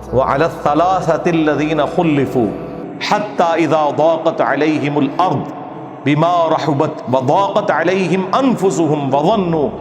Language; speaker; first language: Urdu; native; Urdu